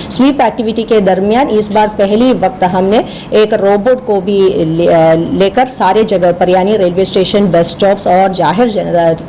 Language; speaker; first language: Hindi; non-native, local second language; Malayalam